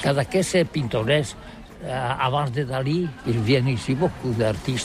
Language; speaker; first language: French; non-native, learner; Catalan